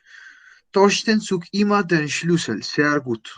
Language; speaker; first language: German; non-native, learner; Spanish